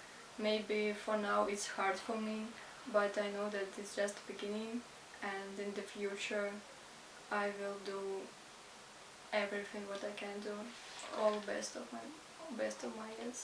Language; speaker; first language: English; non-native, learner; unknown